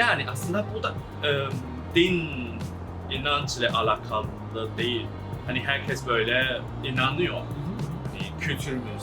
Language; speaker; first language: Turkish; non-native, learner; Chinese